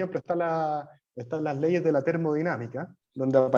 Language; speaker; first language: Spanish; native; Spanish